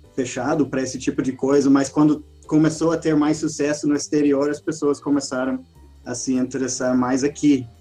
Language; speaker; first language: Portuguese; non-native, fluent; English